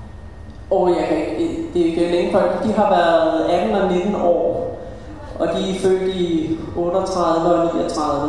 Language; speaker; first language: Danish; early bilingual, other home language; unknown